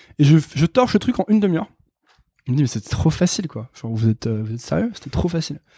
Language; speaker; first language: French; native; French